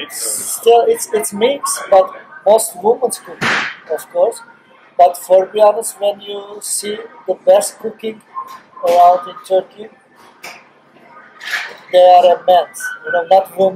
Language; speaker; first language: English; non-native, learner; Turkish